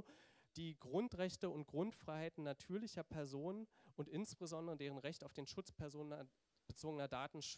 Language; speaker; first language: German; native; German